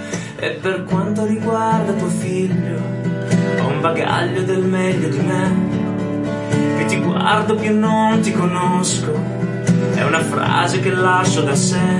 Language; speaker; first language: Italian; native; Italian